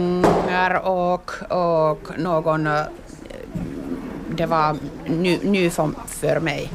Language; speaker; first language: Swedish; non-native, learner; Finnish